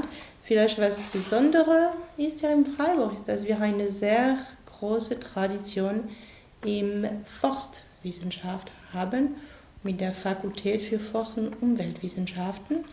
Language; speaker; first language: German; non-native, fluent; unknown